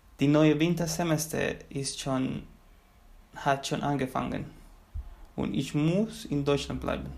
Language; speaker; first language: German; non-native, learner; Spanish